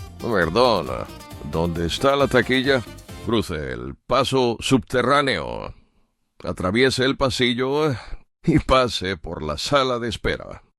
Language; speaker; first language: Spanish; non-native, fluent; Polish